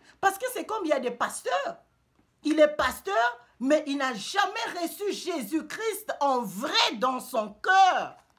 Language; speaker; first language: French; non-native, local second language; Lingala